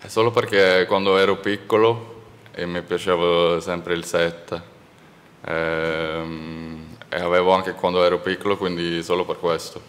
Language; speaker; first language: Italian; non-native, learner; Norwegian